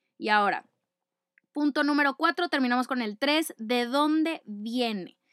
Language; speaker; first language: Spanish; native; Spanish